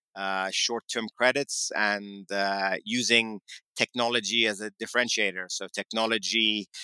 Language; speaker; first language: English; native; English